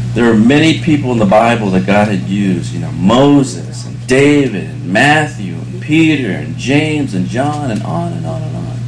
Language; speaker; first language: English; early bilingual, other home language; Vietnamese